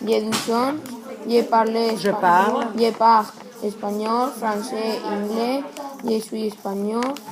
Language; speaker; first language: French; non-native, learner; Spanish